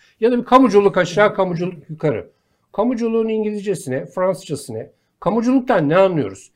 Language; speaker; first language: Turkish; native; Turkish